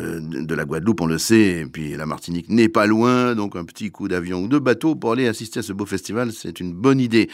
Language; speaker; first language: French; native; French